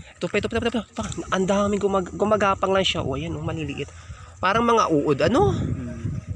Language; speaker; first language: Filipino; non-native, local second language; Hiligaynon